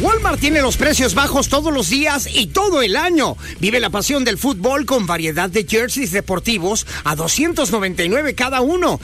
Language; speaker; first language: Spanish; native; Spanish